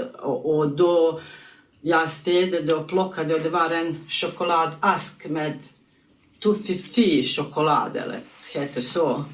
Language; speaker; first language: Swedish; non-native, learner; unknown